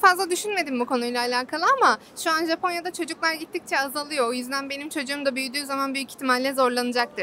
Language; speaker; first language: Turkish; native; Turkish